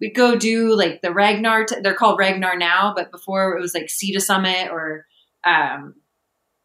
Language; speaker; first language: English; native; English